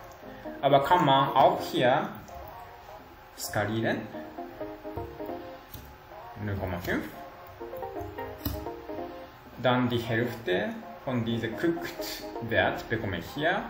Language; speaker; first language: German; non-native, learner; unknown